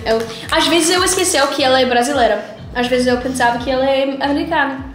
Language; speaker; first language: Portuguese; non-native, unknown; English